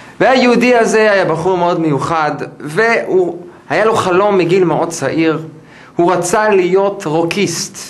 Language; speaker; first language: Hebrew; non-native, fluent; English